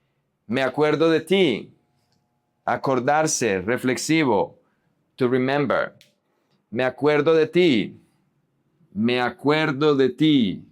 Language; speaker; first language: Spanish; non-native, fluent; English